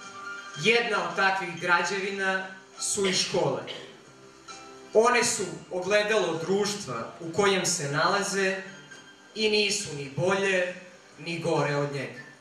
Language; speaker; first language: Serbian; native; Serbian